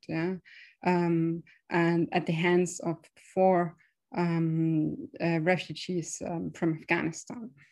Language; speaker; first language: English; non-native, fluent; German